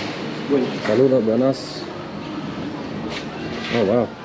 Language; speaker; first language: Spanish; non-native, learner; English